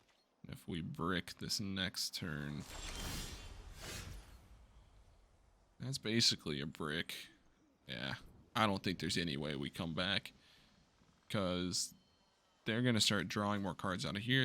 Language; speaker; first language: English; native; English